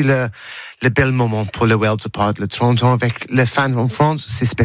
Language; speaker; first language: French; non-native, learner; English